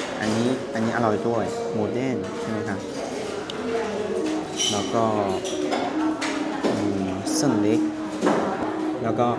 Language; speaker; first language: Thai; non-native, learner; Chinese